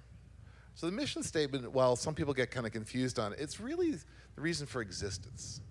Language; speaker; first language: English; native; English